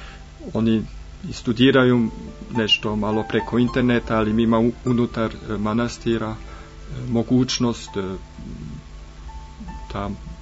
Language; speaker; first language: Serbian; non-native, fluent; German